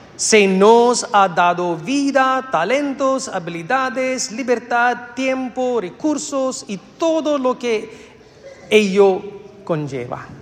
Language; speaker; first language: Spanish; non-native, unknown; Malayalam